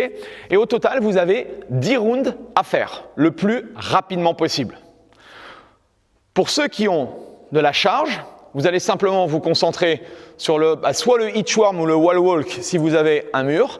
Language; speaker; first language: French; native; French